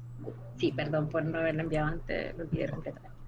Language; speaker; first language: Spanish; native; Spanish